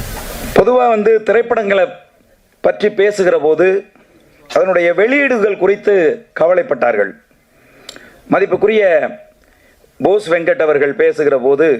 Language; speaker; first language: Tamil; native; Tamil